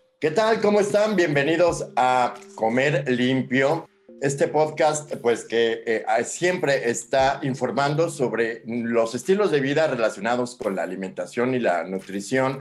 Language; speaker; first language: Spanish; native; Spanish